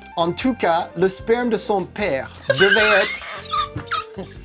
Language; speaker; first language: French; non-native, fluent; English